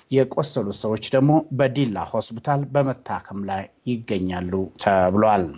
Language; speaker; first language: Amharic; non-native, local second language; Oromo